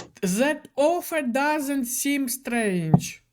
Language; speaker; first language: English; non-native, fluent; Ukrainian